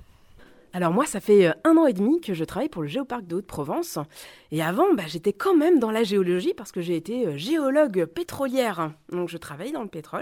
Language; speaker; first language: French; native; French